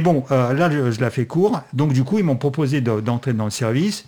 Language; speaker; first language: French; non-native, fluent; Russian